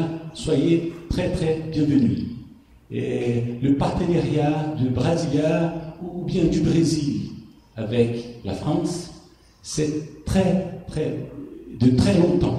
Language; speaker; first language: French; non-native, fluent; Portuguese